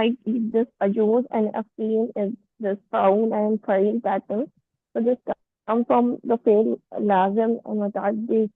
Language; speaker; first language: English; non-native, learner; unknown